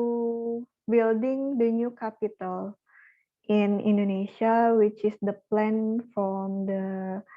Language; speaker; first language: English; non-native, learner; Indonesian